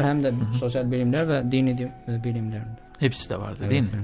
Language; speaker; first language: Turkish; non-native, learner; Albanian